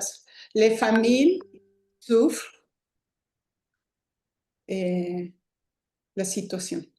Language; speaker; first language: French; non-native, learner; Spanish